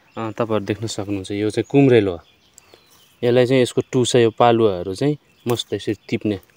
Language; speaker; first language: Nepali; non-native, local second language; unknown